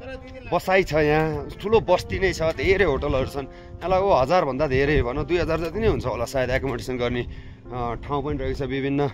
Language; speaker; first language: Nepali; native; Nepali